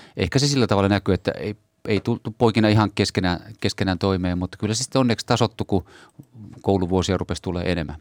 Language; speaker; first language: Finnish; native; Finnish